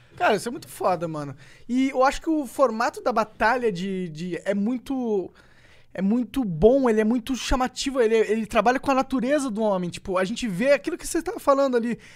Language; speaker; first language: Portuguese; native; Portuguese